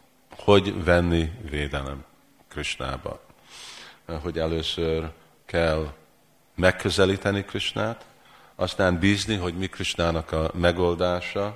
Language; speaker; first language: Hungarian; early bilingual, heritage; Hungarian